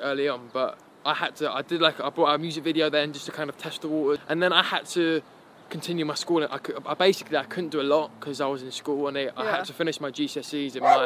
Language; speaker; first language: English; native; English